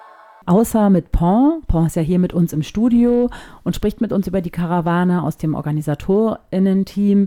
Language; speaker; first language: German; native; German